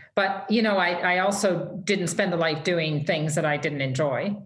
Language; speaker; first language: English; native; English